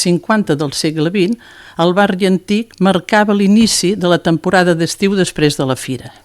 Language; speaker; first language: Catalan; native; Catalan